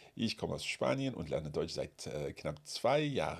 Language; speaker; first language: German; non-native, fluent; English